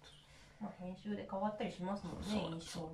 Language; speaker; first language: Japanese; native; Japanese